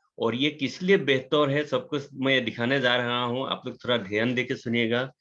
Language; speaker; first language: Hindi; non-native, local second language; Assamese